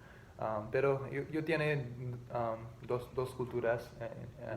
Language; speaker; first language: Spanish; non-native, learner; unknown